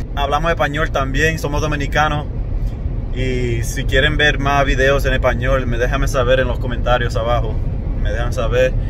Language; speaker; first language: Spanish; early bilingual, heritage; Spanish